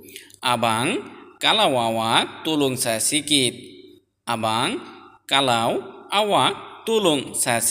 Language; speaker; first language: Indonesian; non-native, learner; Bangla